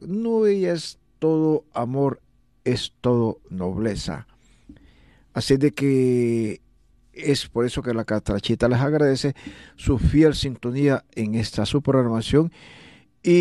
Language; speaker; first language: Spanish; native; Spanish